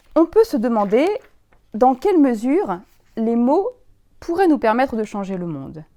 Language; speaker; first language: French; native; French